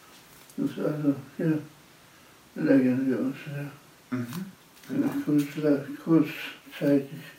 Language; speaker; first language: German; non-native, fluent; Polish